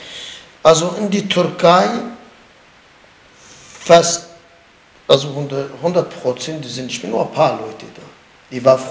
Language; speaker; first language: German; non-native, learner; Kurdish